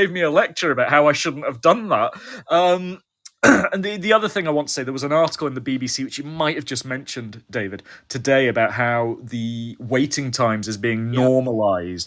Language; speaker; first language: English; native; English